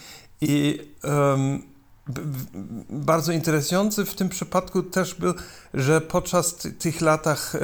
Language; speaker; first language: Polish; non-native, learner; German